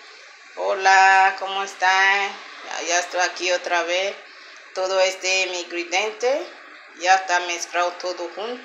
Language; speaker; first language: Spanish; non-native, learner; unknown